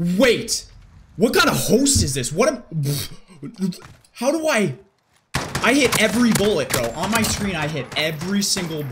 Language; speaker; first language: English; native; English